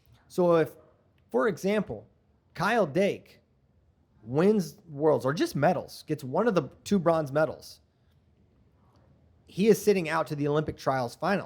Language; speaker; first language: English; native; English